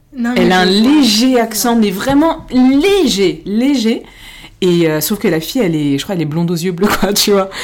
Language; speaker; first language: French; native; French